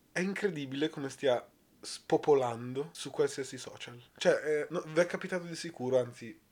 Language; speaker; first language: Italian; native; Italian